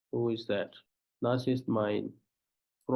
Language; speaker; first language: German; non-native, fluent; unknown